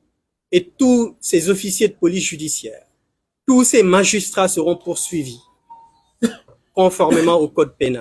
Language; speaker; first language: French; non-native, local second language; Wolof